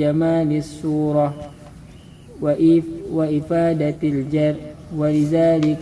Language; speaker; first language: Arabic; non-native, learner; Indonesian